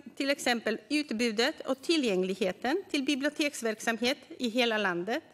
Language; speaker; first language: Swedish; native; Swedish